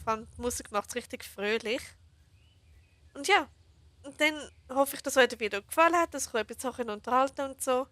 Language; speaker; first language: German; native; German